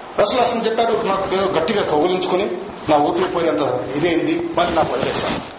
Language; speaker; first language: Telugu; non-native, local second language; Urdu